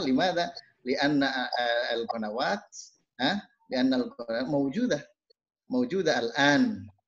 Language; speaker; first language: Arabic; non-native, fluent; Indonesian